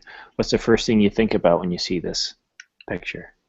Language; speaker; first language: English; native; English